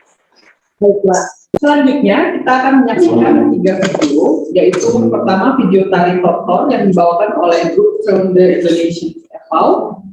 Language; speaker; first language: Indonesian; native; Indonesian